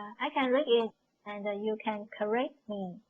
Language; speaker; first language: English; non-native, learner; Chinese